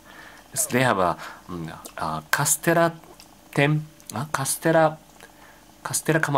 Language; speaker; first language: English; non-native, fluent; Japanese